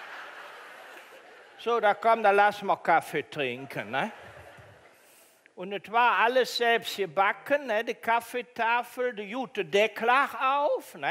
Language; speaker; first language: German; native; German